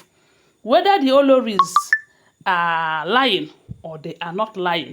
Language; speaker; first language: English; non-native, local second language; Yoruba